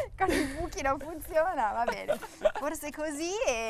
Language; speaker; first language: Italian; native; Italian